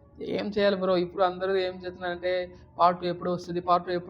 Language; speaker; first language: Telugu; non-native, local second language; Tamil